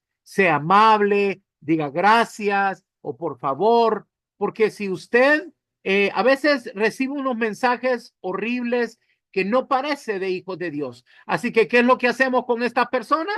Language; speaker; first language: Spanish; native; Spanish